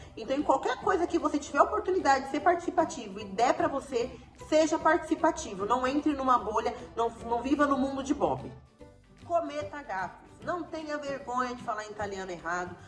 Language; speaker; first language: Portuguese; native; Portuguese